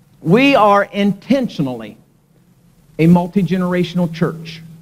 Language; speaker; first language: English; native; English